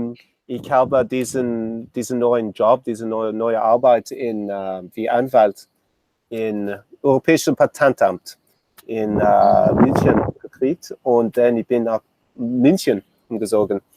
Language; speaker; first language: German; non-native, learner; English